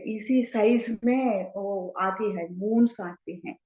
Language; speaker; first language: Hindi; non-native, local second language; Telugu